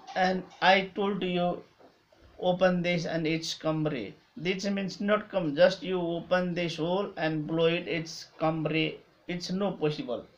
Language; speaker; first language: English; non-native, local second language; Nepali